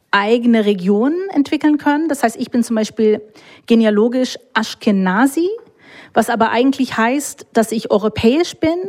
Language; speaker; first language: German; non-native, fluent; English